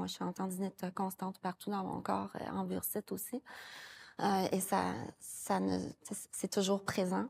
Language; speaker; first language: French; native; French